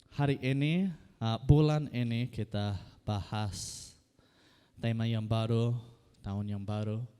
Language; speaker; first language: Indonesian; non-native, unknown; English